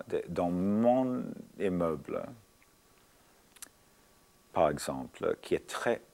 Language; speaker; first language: French; non-native, fluent; English